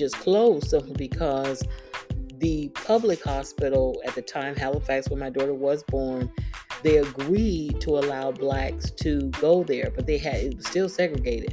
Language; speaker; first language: English; native; English